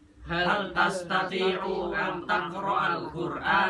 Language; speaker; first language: Arabic; non-native, learner; Indonesian